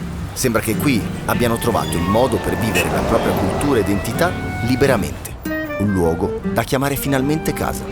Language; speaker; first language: Italian; native; Italian